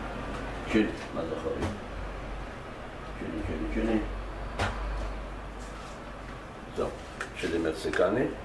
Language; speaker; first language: Hebrew; native; Hebrew